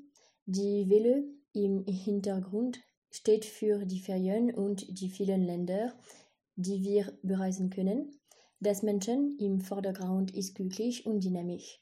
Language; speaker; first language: German; non-native, learner; French